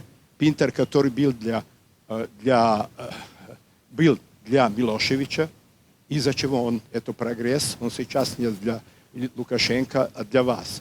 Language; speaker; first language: Russian; non-native, learner; Serbian